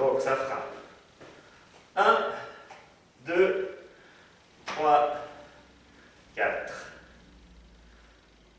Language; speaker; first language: French; native; French